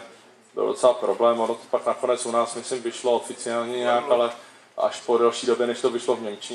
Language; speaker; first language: Czech; native; Czech